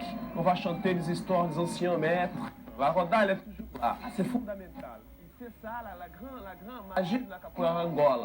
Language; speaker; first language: French; non-native, fluent; Portuguese